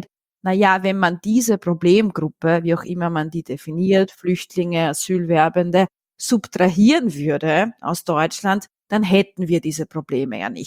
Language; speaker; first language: German; native; German